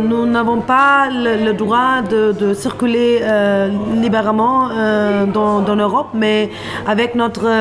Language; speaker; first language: French; non-native, fluent; Turkish